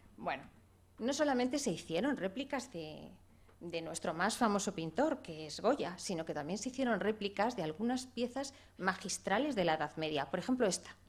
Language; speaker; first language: Spanish; native; Spanish